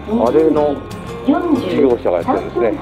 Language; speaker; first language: Japanese; native; Japanese